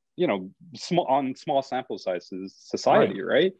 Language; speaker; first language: English; native; English